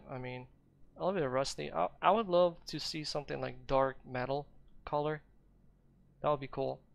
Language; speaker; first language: English; non-native, fluent; Ukrainian